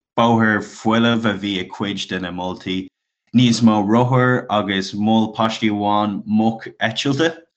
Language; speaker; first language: Irish; non-native, local second language; English